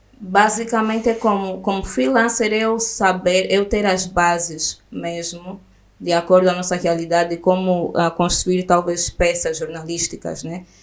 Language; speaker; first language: Portuguese; native; Portuguese